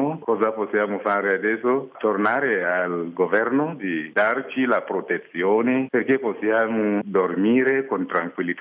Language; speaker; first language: Italian; non-native, fluent; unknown